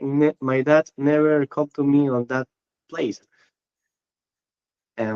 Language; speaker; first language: English; non-native, learner; Spanish